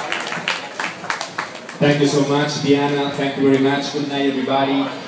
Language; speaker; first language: English; non-native, fluent; Spanish